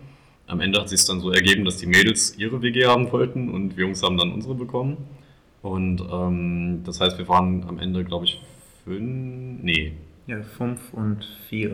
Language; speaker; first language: German; native; German